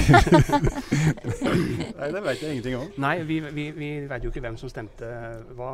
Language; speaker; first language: Norwegian; native; Norwegian